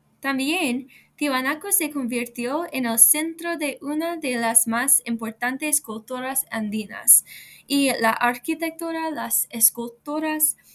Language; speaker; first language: Spanish; non-native, learner; English